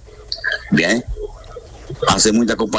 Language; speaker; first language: Spanish; non-native, learner; Portuguese